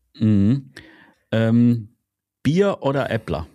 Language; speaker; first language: German; native; German